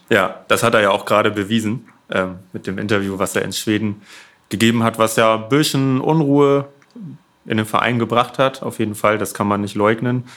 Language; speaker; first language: German; native; German